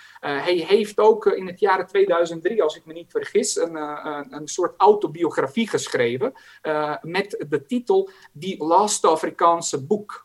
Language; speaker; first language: Dutch; non-native, fluent; Croatian